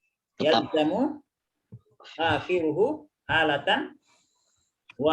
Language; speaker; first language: Arabic; non-native, fluent; Indonesian